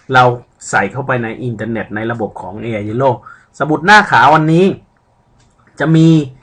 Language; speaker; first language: Thai; early bilingual, other home language; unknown